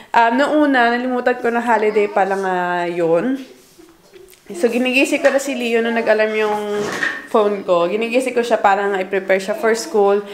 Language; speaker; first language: Filipino; native; Filipino